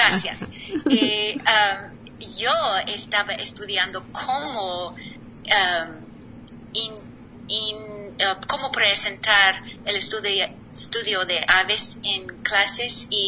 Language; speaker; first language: Spanish; non-native, learner; English